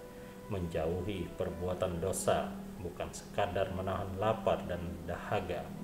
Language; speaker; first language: Indonesian; native; Indonesian